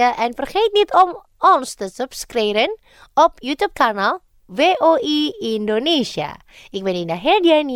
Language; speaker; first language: Dutch; non-native, fluent; Indonesian